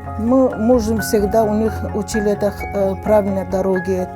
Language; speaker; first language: Russian; non-native, learner; Azerbaijani